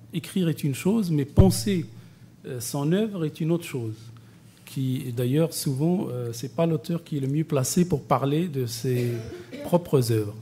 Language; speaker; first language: French; non-native, local second language; Arabic